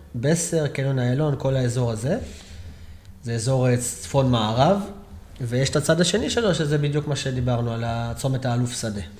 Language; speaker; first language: Hebrew; native; Hebrew